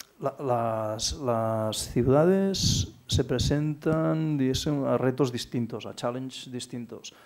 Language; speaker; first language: Catalan; native; Catalan